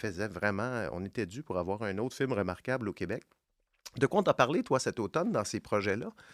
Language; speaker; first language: French; native; French